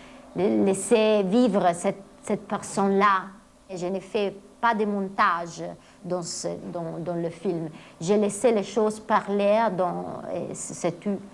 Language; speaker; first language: French; non-native, fluent; Italian